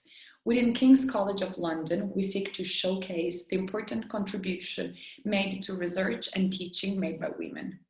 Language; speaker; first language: English; non-native, fluent; Italian